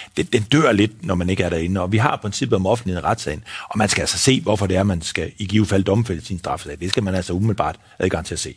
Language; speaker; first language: Danish; native; Danish